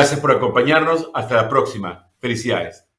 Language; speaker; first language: Spanish; native; Spanish